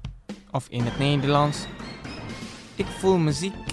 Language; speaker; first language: Dutch; non-native, fluent; Indonesian